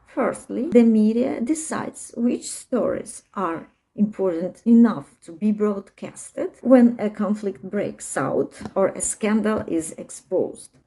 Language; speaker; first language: English; non-native, learner; Ukrainian